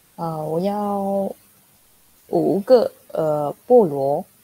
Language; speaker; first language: Chinese; non-native, learner; Indonesian